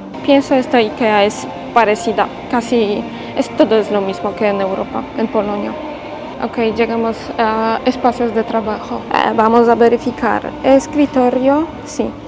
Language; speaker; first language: Spanish; non-native, fluent; Polish